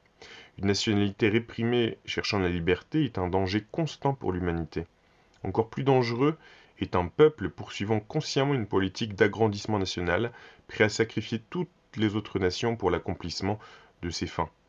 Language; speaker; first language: French; native; French